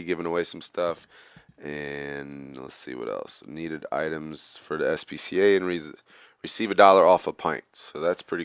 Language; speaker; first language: English; native; English